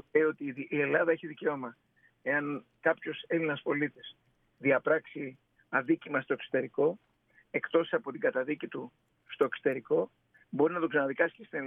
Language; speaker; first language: Greek; native; Greek